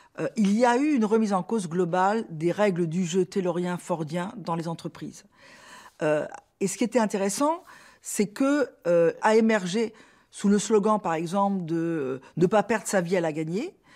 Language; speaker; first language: French; native; French